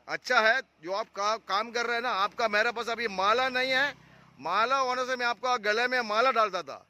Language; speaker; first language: Hindi; non-native, local second language; Malayalam